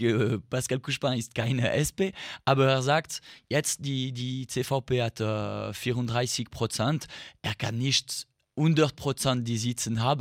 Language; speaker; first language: German; non-native, fluent; French